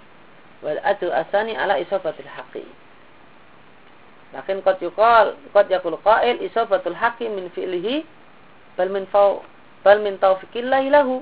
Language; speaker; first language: Arabic; non-native, fluent; Indonesian